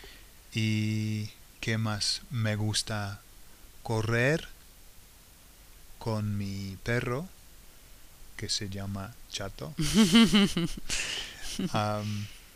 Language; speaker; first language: Spanish; non-native, fluent; English